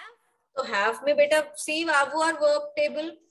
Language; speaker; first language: French; non-native, fluent; Hindi